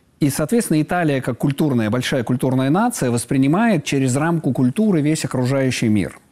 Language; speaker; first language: Russian; native; Russian